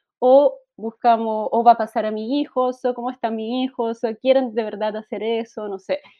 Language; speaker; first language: Spanish; non-native, fluent; Italian